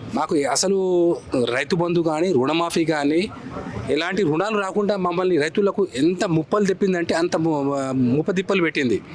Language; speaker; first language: Telugu; native; Telugu